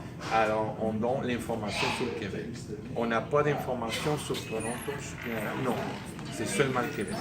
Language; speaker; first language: French; native; French